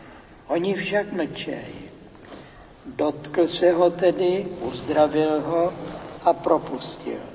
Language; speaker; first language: Czech; native; Czech